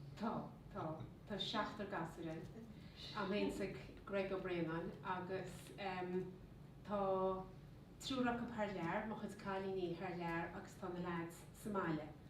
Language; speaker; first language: Irish; native; Irish